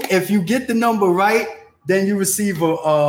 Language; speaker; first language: English; native; English